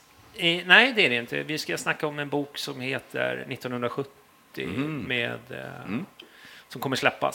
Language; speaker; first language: Swedish; native; Swedish